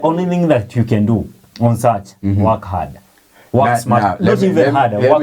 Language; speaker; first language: English; non-native, local second language; Swahili